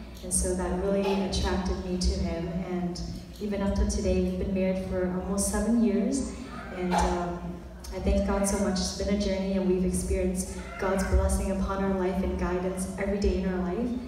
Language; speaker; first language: English; early bilingual, other home language; Vietnamese